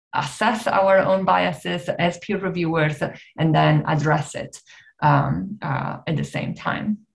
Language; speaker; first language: English; non-native, fluent; Italian